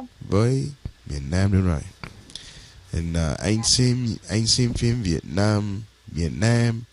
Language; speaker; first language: Vietnamese; non-native, learner; English